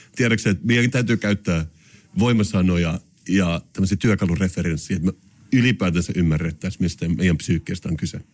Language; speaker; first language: Finnish; non-native, local second language; Swedish